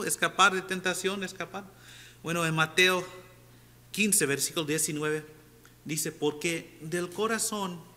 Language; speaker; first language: Spanish; non-native, fluent; English